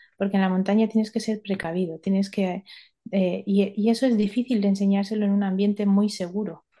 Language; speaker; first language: Spanish; early bilingual, other home language; Romanian